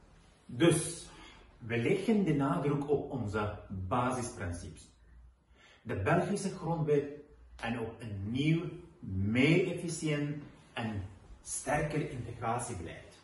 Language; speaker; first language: Dutch; non-native, fluent; Kurdish